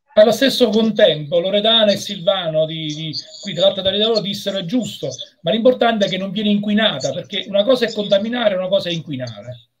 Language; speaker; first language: Italian; native; Italian